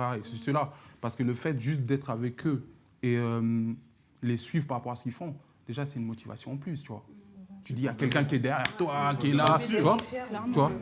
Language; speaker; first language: French; early bilingual, other home language; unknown